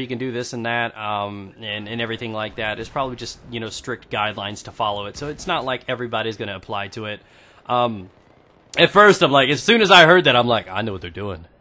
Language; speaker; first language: English; native; English